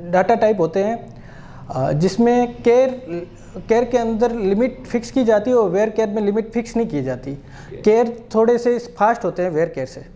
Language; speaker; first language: Hindi; native; Hindi